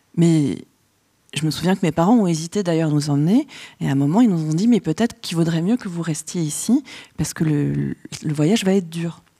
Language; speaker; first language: French; early bilingual, other home language; Vietnamese